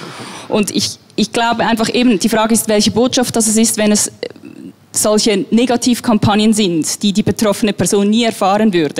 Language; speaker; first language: German; native; German